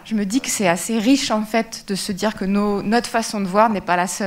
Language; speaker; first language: French; native; French